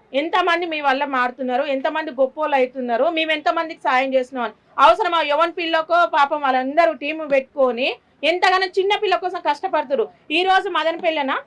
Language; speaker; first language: Telugu; native; Telugu